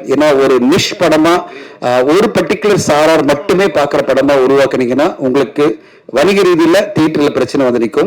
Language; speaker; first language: Tamil; native; Tamil